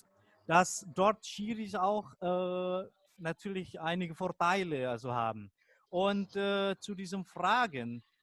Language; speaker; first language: German; non-native, fluent; Indonesian